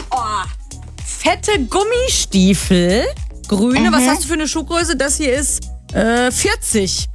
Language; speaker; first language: German; native; German